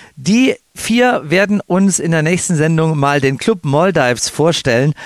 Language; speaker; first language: German; native; German